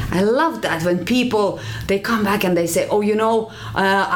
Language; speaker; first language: English; non-native, fluent; Finnish